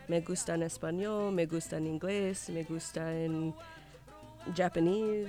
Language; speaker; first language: Spanish; non-native, learner; English